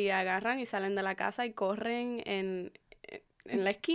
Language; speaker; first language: Spanish; early bilingual, heritage; Spanish